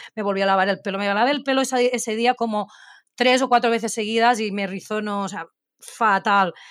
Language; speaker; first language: Spanish; native; Spanish